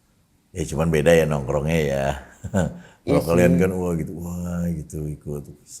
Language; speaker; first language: Indonesian; native; Indonesian